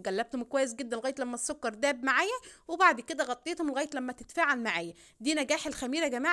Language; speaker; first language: Arabic; native; Arabic